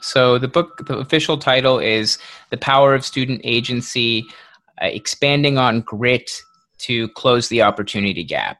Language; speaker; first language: English; native; English